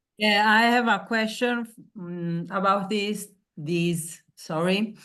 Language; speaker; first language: English; non-native, learner; Italian